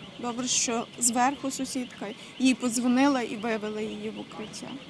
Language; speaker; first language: Ukrainian; native; Ukrainian